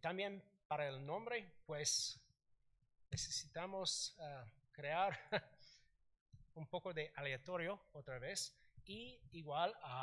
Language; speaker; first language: Spanish; non-native, learner; English